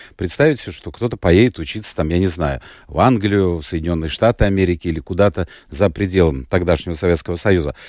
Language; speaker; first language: Russian; native; Russian